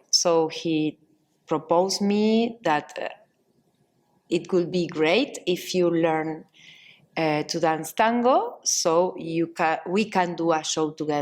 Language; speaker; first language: English; non-native, learner; Spanish